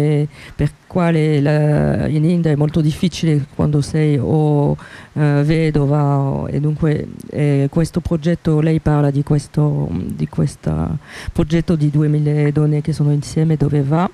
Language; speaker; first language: Italian; non-native, fluent; French